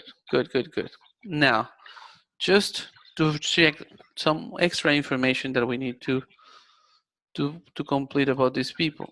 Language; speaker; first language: English; non-native, fluent; Spanish